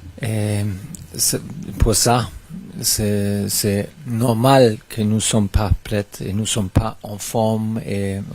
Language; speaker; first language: French; non-native, fluent; German